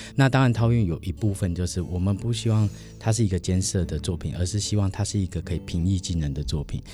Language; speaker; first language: Chinese; native; Chinese